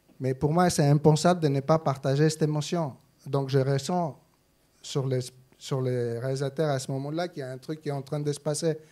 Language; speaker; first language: French; non-native, fluent; Greek